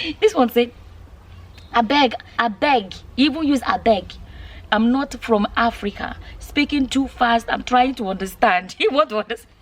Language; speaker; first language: Nigerian Pidgin; native; Nigerian Pidgin